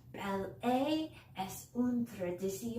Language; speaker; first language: Spanish; non-native, learner; English